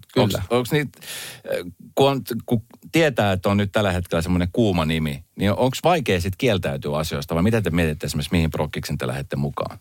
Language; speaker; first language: Finnish; native; Finnish